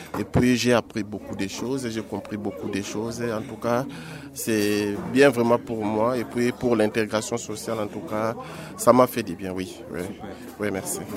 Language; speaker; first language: French; non-native, local second language; Lingala